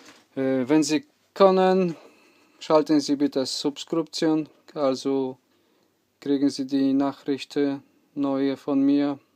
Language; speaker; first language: German; non-native, learner; Polish